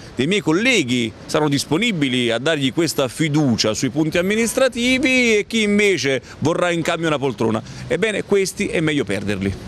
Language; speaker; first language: Italian; native; Italian